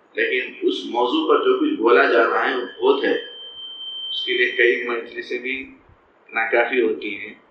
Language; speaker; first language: Urdu; native; Urdu